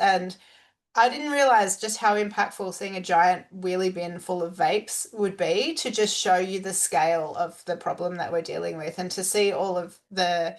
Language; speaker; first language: English; native; English